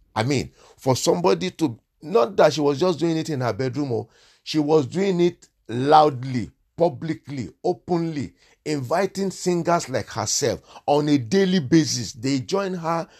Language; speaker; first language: English; non-native, local second language; Yoruba